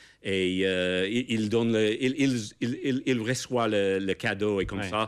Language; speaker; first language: French; non-native, fluent; English